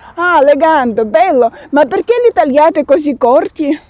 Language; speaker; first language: Italian; non-native, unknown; Russian